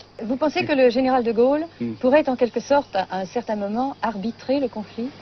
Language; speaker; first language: French; native; French